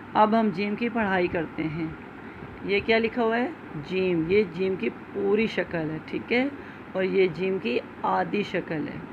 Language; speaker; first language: Urdu; non-native, local second language; Punjabi